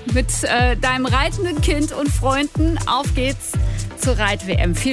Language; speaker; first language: German; native; German